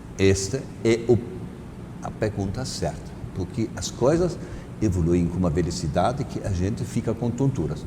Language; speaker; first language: Portuguese; non-native, fluent; German